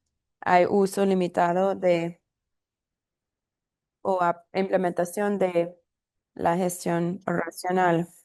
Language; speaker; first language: Spanish; non-native, fluent; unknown